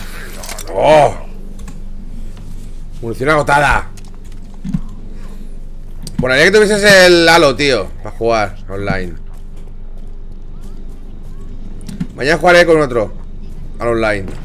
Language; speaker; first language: Spanish; native; Spanish